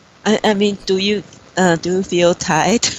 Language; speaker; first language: English; non-native, learner; Chinese